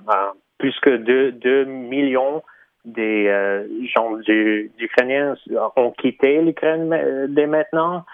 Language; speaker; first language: French; early bilingual, heritage; Ukrainian